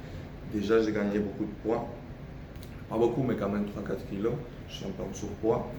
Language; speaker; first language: French; non-native, fluent; Spanish